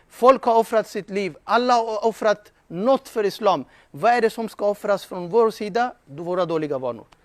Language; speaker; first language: Swedish; non-native, fluent; Urdu